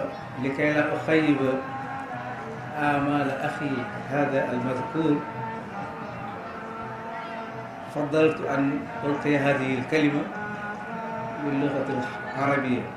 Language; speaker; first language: Arabic; non-native, fluent; Wolof